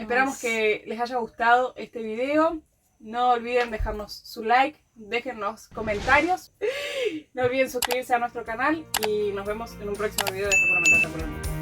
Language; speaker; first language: Spanish; native; Spanish